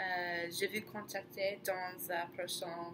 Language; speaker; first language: French; non-native, learner; English